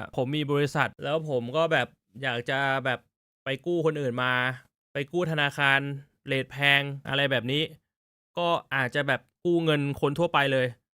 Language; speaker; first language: Thai; native; Thai